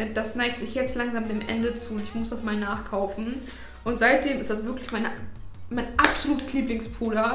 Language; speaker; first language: German; native; German